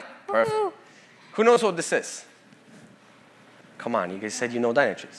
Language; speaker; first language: English; non-native, fluent; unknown